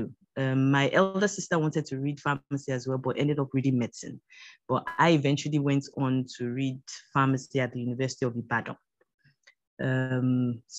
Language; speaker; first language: English; non-native, local second language; Yoruba